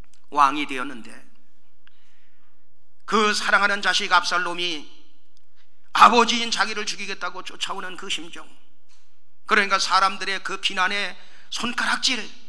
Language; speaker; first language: Korean; native; Korean